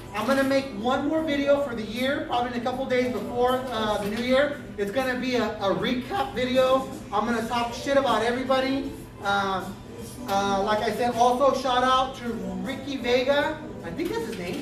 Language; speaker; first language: English; early bilingual, other home language; Spanish